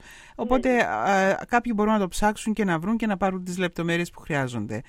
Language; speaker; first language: Greek; native; Greek